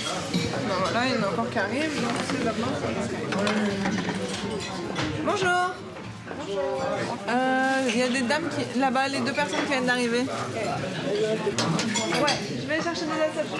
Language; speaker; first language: French; native; French